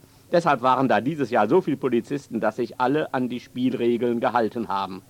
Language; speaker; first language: German; native; German